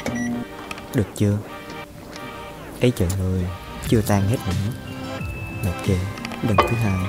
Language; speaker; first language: Vietnamese; native; Vietnamese